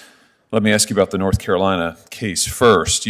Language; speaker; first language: English; native; English